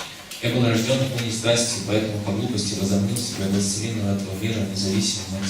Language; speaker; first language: Russian; native; Russian